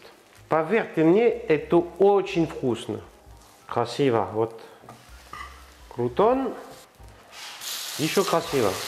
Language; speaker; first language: Russian; non-native, learner; French